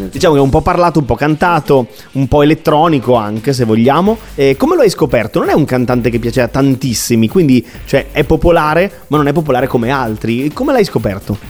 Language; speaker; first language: Italian; native; Italian